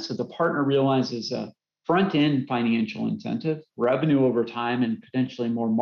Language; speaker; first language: English; native; English